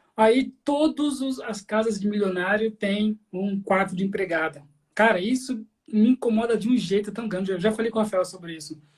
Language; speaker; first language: Portuguese; native; Portuguese